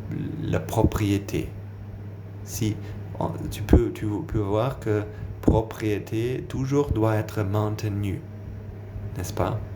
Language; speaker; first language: French; non-native, learner; German